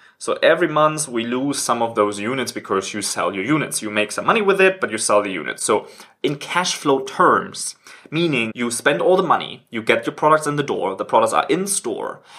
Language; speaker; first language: English; non-native, fluent; German